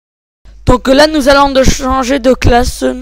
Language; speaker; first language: French; native; French